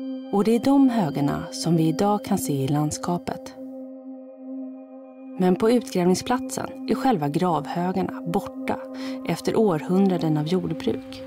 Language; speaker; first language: Swedish; native; Swedish